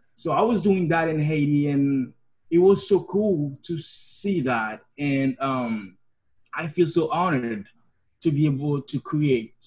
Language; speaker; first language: English; non-native, fluent; Haitian Creole